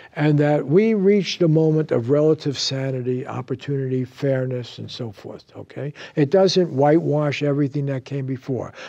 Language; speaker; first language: English; native; English